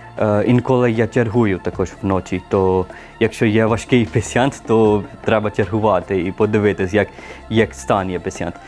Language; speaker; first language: Ukrainian; non-native, learner; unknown